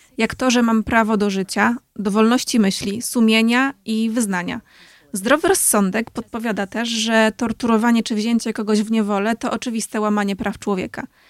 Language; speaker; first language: Polish; native; Polish